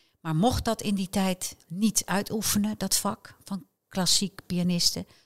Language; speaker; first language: Dutch; native; Dutch